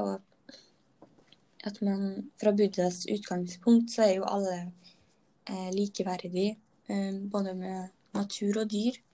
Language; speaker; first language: Norwegian; native; Norwegian